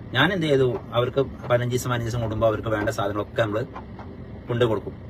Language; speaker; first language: Malayalam; native; Malayalam